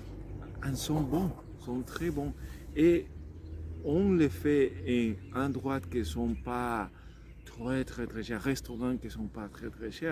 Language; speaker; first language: French; non-native, learner; Spanish